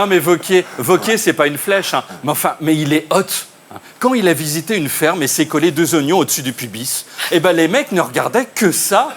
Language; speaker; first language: French; native; French